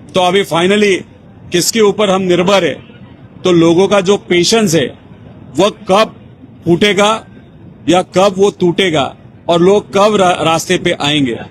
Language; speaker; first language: Hindi; non-native, local second language; Marathi